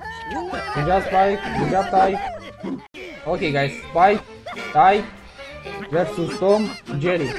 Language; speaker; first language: English; non-native, learner; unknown